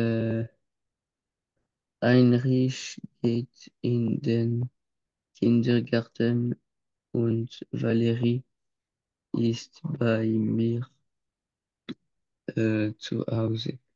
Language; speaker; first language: German; non-native, learner; French